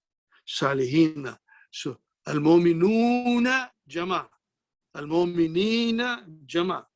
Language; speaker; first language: Arabic; non-native, fluent; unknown